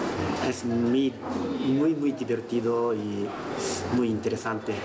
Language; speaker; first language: Spanish; non-native, learner; Japanese